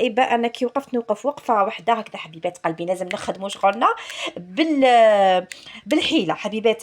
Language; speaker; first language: Arabic; native; Arabic